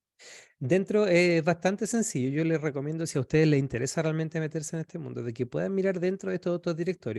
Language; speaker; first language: Spanish; native; Spanish